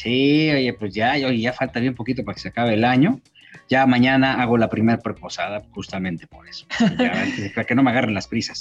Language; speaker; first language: Spanish; native; Spanish